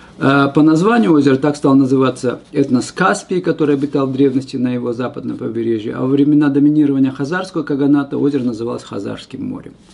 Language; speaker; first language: Russian; non-native, local second language; Kazakh